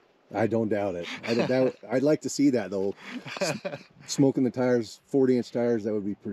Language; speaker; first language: English; native; English